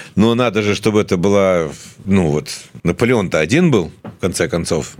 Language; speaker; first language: Russian; native; Russian